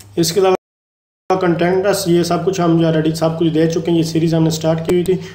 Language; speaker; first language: Urdu; non-native, local second language; Punjabi